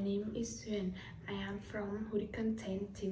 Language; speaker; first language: English; non-native, learner; Vietnamese